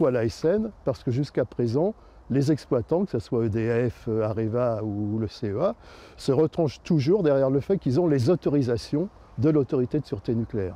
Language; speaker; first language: French; native; French